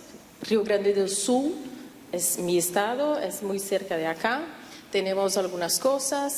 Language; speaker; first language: Spanish; non-native, fluent; Portuguese